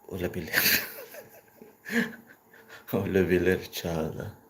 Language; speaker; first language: Turkish; non-native, learner; Filipino